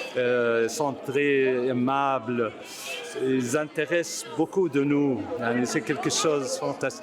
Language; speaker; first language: French; non-native, learner; Arabic